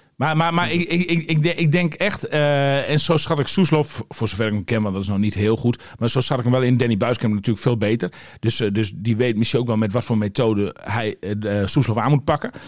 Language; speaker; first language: Dutch; native; Dutch